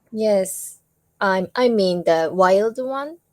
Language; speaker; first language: English; non-native, learner; Japanese